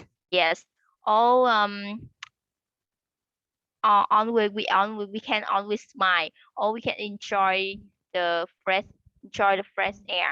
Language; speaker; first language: English; non-native, learner; Vietnamese